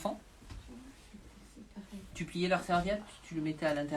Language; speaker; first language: French; native; French